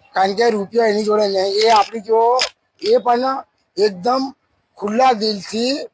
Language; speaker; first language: Gujarati; non-native, local second language; Rathawi